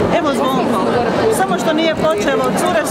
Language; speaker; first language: Croatian; native; Croatian